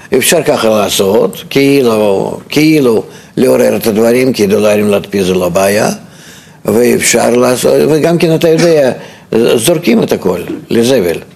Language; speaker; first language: Hebrew; non-native, fluent; Russian